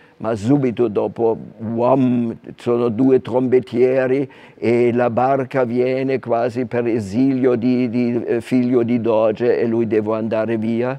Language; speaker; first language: Italian; non-native, fluent; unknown